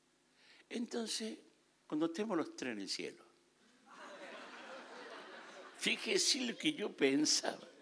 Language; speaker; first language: Spanish; native; Spanish